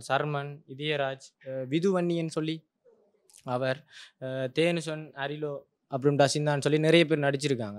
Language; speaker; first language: Tamil; native; Tamil